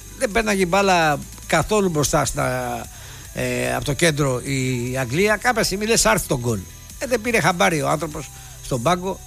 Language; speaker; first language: Greek; native; Greek